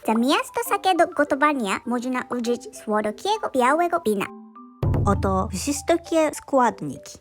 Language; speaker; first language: Polish; non-native, learner; Japanese